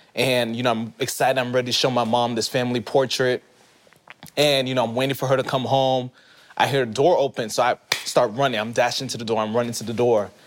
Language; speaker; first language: English; early bilingual, other home language; Haitian Creole